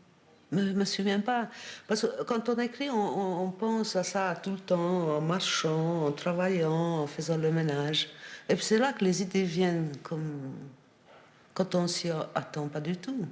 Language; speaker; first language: French; non-native, fluent; Hungarian